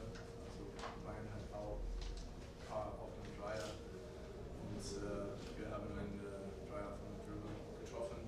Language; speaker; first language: German; non-native, learner; English